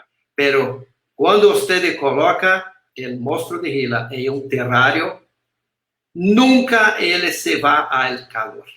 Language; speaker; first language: Spanish; non-native, learner; Portuguese